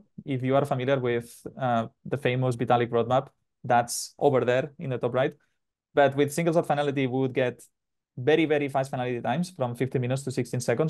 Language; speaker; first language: English; non-native, fluent; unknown